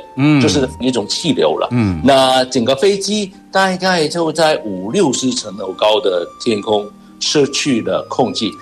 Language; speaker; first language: Chinese; non-native, local second language; Cantonese